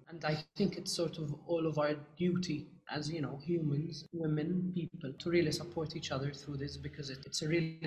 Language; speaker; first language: English; native; English